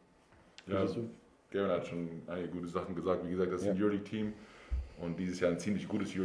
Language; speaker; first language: German; native; German